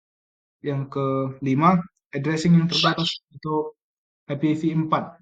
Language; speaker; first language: Indonesian; native; Indonesian